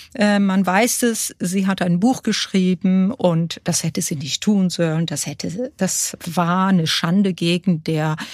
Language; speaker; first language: German; early bilingual, other home language; Kurdish